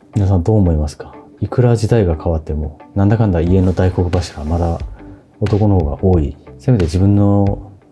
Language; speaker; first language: Japanese; non-native, fluent; Korean